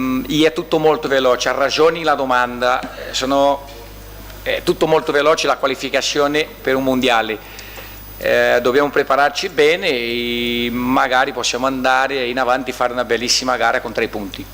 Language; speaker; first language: Italian; non-native, fluent; Portuguese